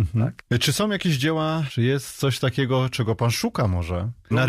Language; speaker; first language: Polish; native; Polish